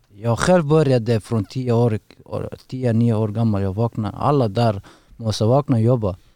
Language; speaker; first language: Swedish; non-native, learner; Persian